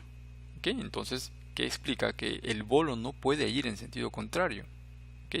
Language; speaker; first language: Spanish; native; Spanish